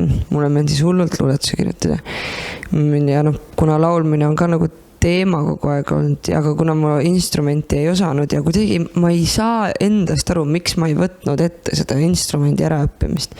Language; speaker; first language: Estonian; native; Estonian